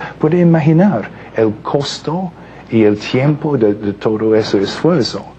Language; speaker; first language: Spanish; non-native, fluent; English